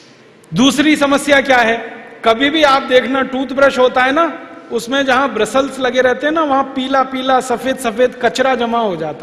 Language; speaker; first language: Hindi; native; Hindi